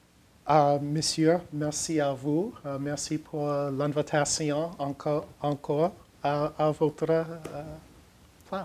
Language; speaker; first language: French; non-native, learner; English